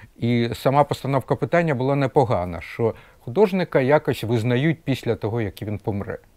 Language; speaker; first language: Ukrainian; non-native, local second language; Russian